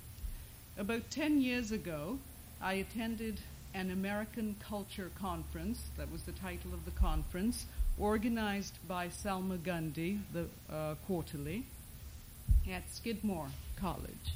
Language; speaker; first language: English; non-native, local second language; Bangla